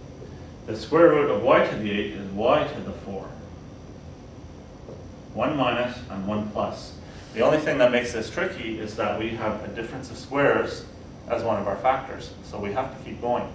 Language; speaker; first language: English; native; English